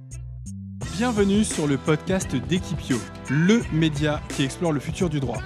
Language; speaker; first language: French; native; French